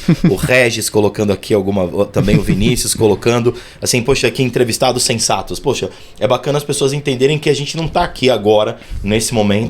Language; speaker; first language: Portuguese; native; Portuguese